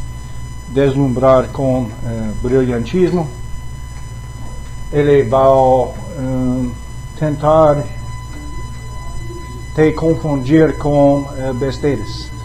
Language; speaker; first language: Portuguese; non-native, learner; English